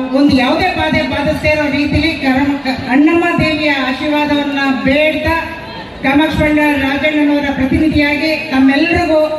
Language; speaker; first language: Kannada; native; Kannada